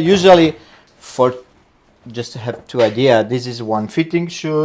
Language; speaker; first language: English; non-native, learner; Italian